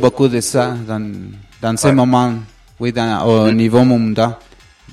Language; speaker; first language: French; non-native, learner; Spanish